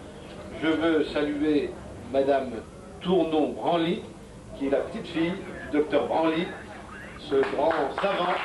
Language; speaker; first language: French; native; French